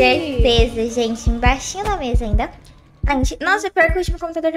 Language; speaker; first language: Portuguese; native; Portuguese